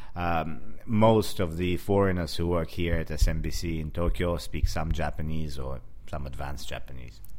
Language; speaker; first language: English; non-native, fluent; Russian